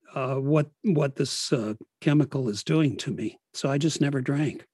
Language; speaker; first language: English; early bilingual, other home language; Italian